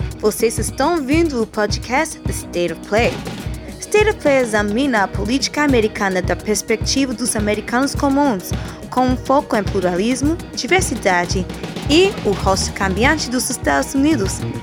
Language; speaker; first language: Portuguese; non-native, fluent; English